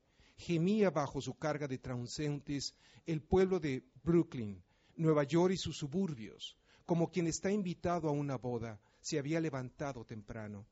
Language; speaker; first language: Spanish; native; Spanish